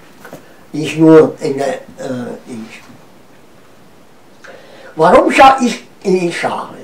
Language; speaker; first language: German; non-native, learner; Romanian